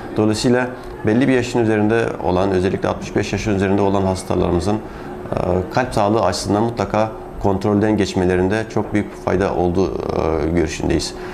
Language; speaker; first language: Turkish; native; Turkish